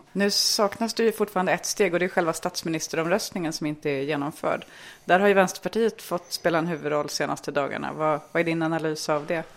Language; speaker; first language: Swedish; native; Swedish